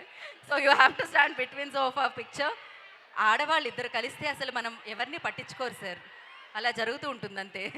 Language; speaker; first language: Telugu; native; Telugu